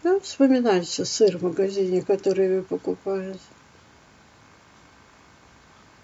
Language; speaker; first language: Russian; native; Russian